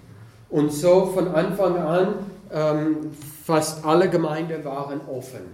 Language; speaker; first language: German; non-native, fluent; English